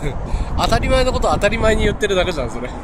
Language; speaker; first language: Japanese; native; Japanese